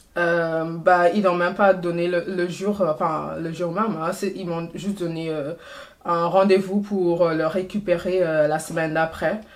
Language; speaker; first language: French; non-native, fluent; English